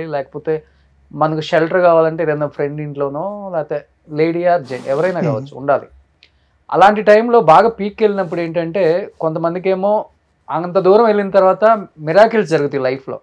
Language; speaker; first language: Telugu; native; Telugu